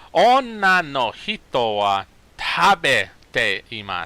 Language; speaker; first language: Japanese; non-native, learner; English